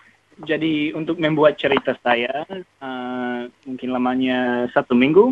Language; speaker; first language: Indonesian; non-native, learner; English